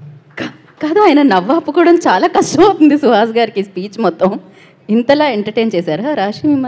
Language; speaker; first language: Telugu; native; Telugu